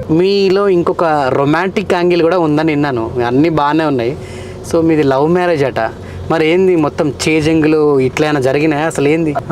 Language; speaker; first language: Telugu; native; Telugu